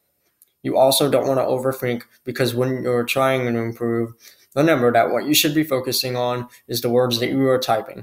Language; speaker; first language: English; native; English